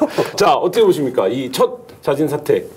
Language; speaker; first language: Korean; native; Korean